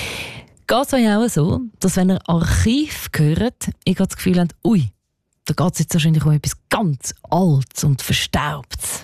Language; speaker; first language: German; native; German